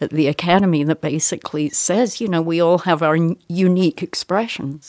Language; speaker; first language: English; native; English